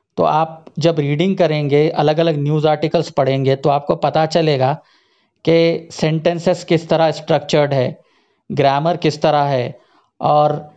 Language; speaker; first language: Hindi; native; Hindi